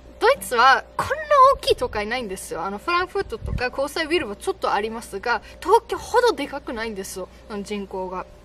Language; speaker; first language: Japanese; non-native, fluent; German